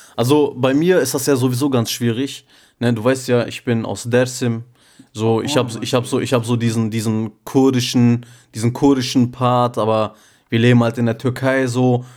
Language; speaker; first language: German; early bilingual, other home language; Turkish